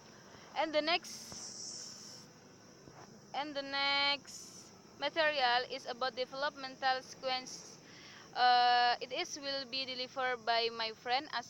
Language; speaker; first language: English; non-native, learner; Indonesian